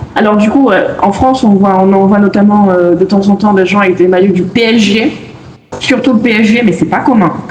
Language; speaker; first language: French; native; French